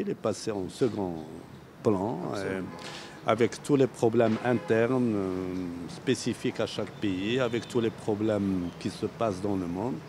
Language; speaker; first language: French; non-native, local second language; Arabic